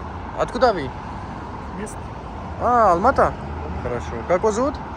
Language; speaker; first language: Russian; non-native, learner; Urdu